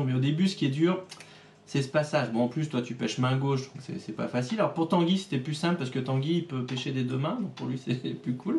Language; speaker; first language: French; native; French